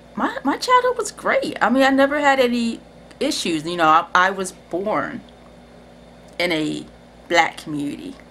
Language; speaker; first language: English; native; English